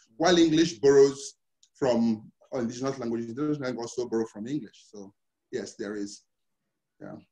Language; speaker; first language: English; non-native, local second language; Igbo